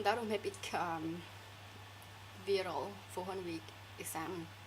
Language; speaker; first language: Dutch; non-native, fluent; Thai